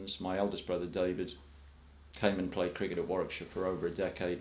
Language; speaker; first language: English; native; English